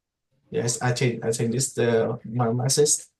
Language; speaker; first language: English; non-native, learner; Indonesian